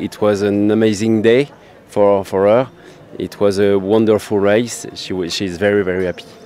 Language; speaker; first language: English; non-native, fluent; French